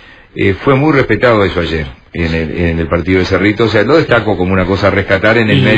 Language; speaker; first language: Spanish; native; Spanish